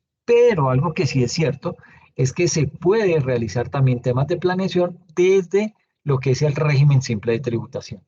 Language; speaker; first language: Spanish; native; Spanish